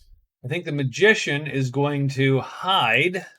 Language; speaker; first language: English; native; English